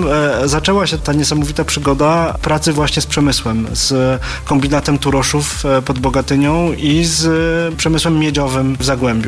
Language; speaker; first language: Polish; native; Polish